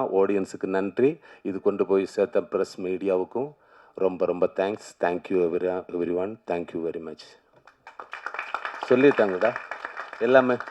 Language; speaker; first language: Tamil; non-native, learner; Malayalam